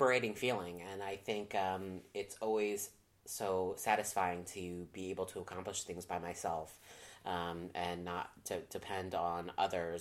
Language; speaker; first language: English; native; English